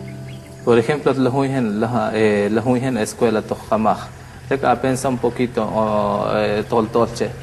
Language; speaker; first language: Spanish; non-native, local second language; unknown